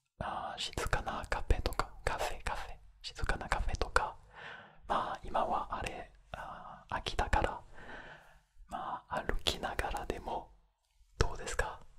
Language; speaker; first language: Japanese; non-native, fluent; French